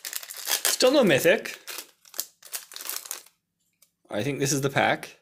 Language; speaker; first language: English; native; English